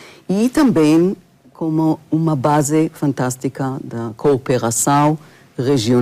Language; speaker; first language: Portuguese; non-native, fluent; Hebrew